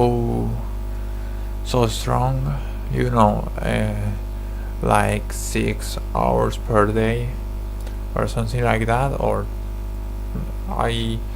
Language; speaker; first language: English; non-native, learner; Spanish